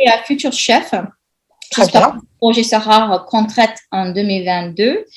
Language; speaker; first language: French; non-native, fluent; English